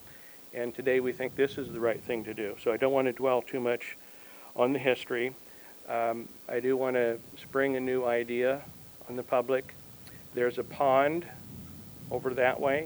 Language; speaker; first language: English; native; English